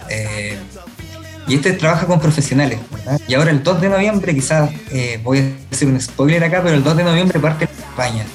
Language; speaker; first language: Spanish; native; Spanish